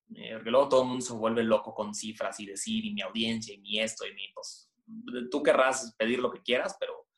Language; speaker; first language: Spanish; native; Spanish